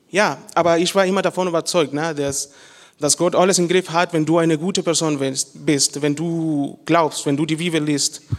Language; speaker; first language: German; non-native, learner; Spanish